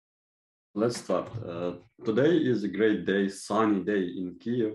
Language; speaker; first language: English; non-native, fluent; Ukrainian